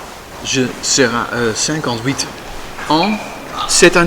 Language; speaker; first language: French; non-native, learner; Dutch